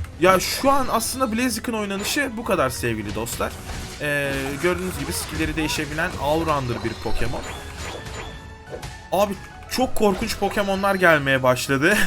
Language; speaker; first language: Turkish; native; Turkish